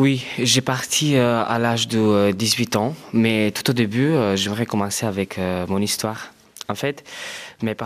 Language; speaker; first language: French; non-native, fluent; Romanian